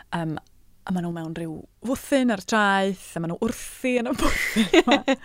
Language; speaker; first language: Welsh; native; Welsh